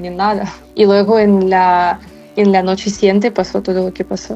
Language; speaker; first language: Spanish; non-native, fluent; Ukrainian